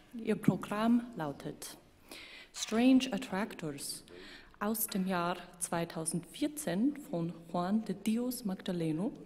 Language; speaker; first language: German; native; German